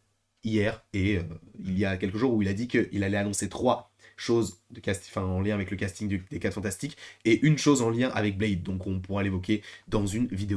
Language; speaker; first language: French; native; French